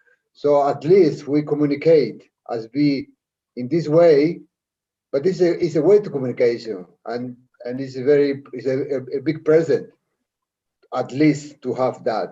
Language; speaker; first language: English; non-native, learner; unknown